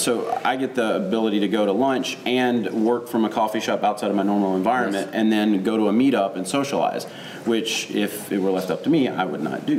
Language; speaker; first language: English; native; English